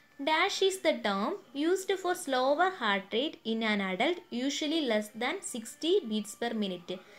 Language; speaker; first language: English; non-native, local second language; Malayalam